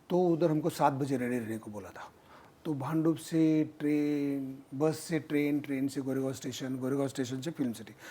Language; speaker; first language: Hindi; non-native, local second language; Marathi